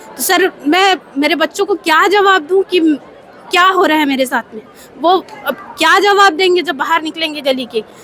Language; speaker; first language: Hindi; native; Hindi